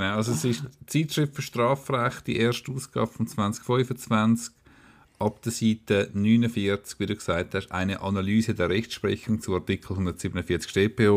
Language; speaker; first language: German; native; German